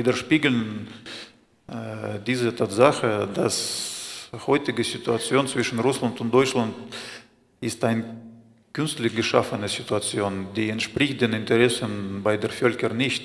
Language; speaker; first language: German; non-native, fluent; Russian